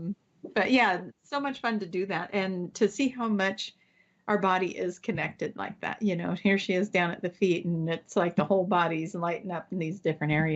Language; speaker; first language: English; native; English